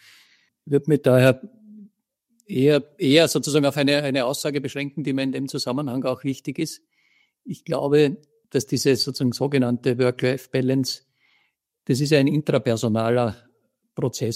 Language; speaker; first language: German; native; German